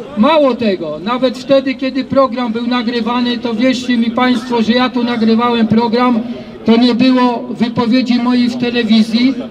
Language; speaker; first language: Polish; native; Polish